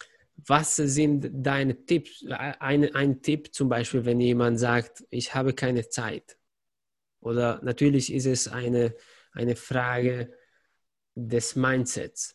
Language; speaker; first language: German; non-native, fluent; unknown